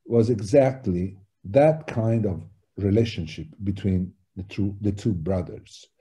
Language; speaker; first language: English; non-native, fluent; Italian